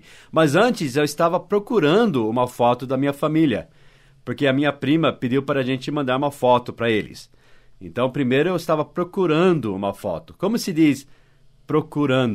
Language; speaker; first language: Portuguese; non-native, fluent; English